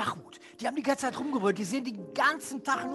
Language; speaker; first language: German; native; German